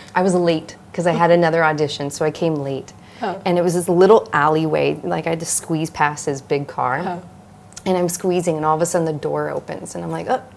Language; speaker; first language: English; native; English